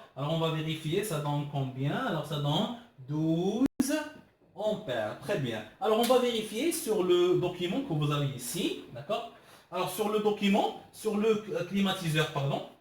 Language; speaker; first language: French; non-native, local second language; Arabic